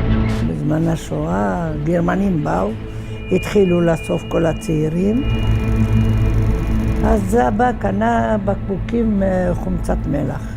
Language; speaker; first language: Hebrew; non-native, fluent; Arabic